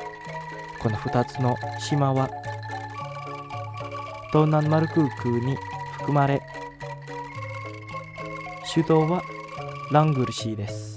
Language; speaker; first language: Japanese; non-native, fluent; Indonesian